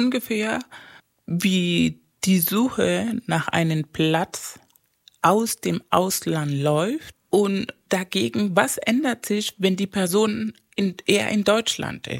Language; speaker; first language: German; non-native, fluent; Spanish